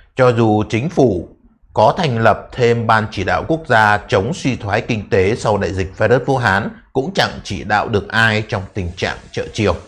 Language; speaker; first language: Vietnamese; native; Vietnamese